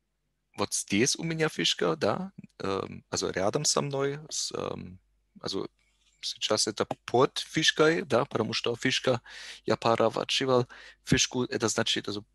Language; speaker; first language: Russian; non-native, learner; German